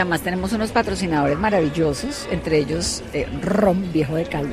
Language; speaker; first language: Spanish; native; Spanish